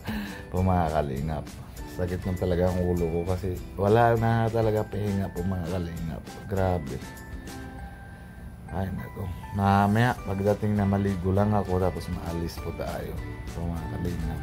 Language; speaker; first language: Filipino; non-native, learner; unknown